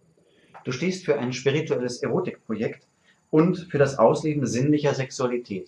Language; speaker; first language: German; native; German